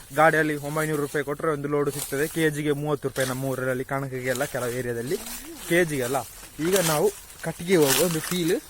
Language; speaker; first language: Kannada; native; Kannada